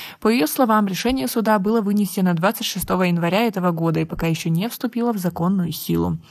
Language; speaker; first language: Russian; non-native, local second language; Tajik